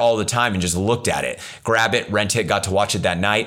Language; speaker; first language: English; native; English